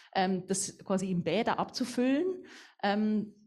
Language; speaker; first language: German; native; German